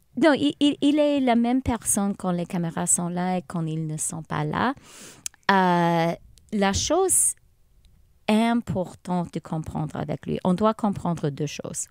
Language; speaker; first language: French; non-native, local second language; English